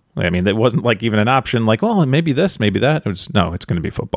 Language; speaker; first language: English; native; English